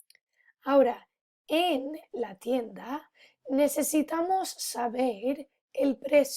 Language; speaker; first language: Spanish; non-native, fluent; English